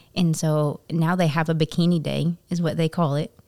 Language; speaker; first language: English; native; English